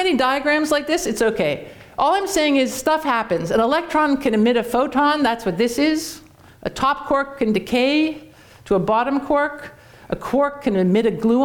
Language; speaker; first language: English; native; English